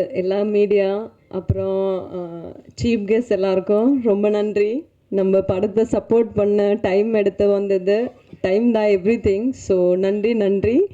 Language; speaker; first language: Tamil; non-native, learner; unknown